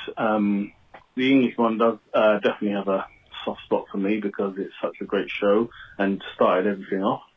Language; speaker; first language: English; native; English